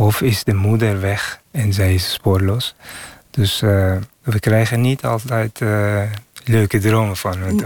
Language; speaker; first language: Dutch; non-native, fluent; Persian